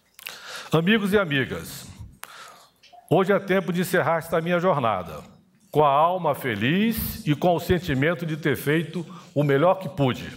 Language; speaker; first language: Portuguese; native; Portuguese